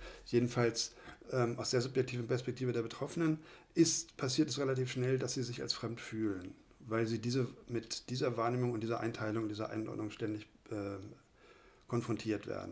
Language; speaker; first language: German; native; German